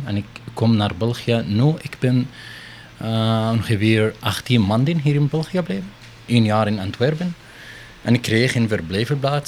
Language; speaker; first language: Dutch; non-native, learner; Arabic